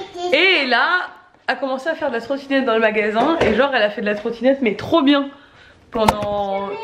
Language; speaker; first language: French; native; French